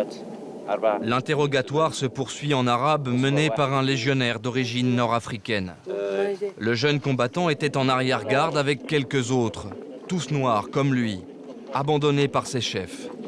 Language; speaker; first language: French; native; French